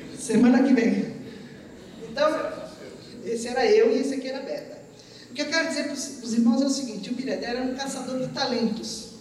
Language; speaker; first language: Portuguese; early bilingual, other home language; Armenian